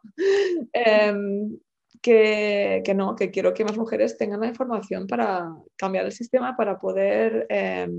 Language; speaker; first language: Spanish; native; Spanish